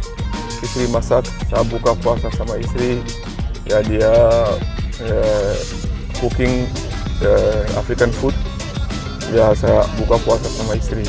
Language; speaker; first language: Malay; non-native, fluent; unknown